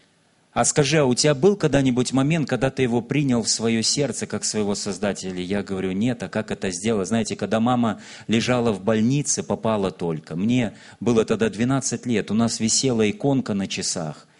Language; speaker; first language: Russian; native; Russian